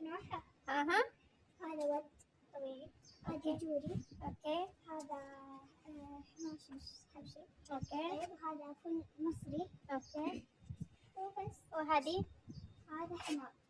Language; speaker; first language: Arabic; non-native, learner; Bangla